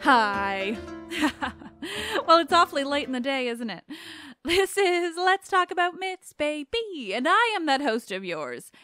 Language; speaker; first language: English; native; English